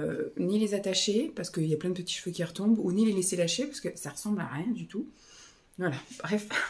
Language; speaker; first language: French; native; French